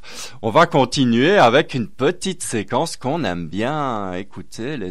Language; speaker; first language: French; native; French